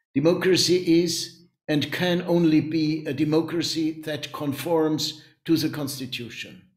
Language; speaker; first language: English; non-native, fluent; German